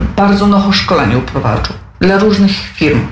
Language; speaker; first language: Polish; non-native, local second language; Belarusian